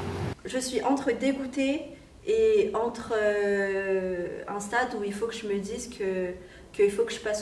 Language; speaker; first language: French; native; French